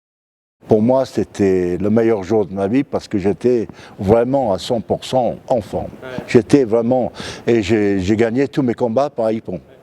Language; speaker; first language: French; non-native, fluent; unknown